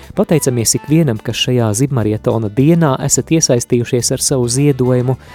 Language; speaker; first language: Latvian; native; Latvian